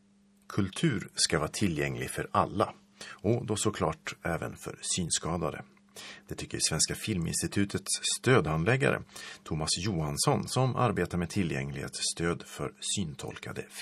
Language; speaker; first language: Swedish; native; Swedish